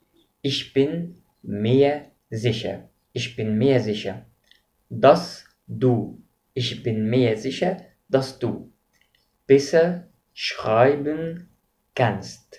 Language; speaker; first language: German; non-native, fluent; Arabic